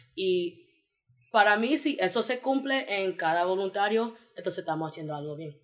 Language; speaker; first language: Spanish; early bilingual, heritage; Spanish